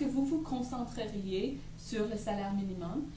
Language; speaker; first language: French; native; French